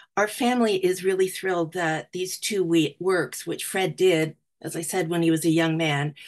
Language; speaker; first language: English; native; English